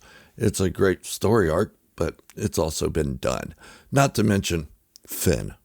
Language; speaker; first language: English; native; English